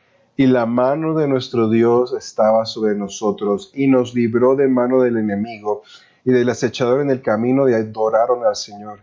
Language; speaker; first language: Spanish; native; Spanish